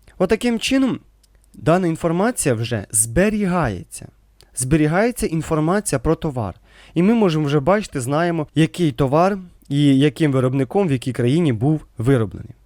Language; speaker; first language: Ukrainian; native; Ukrainian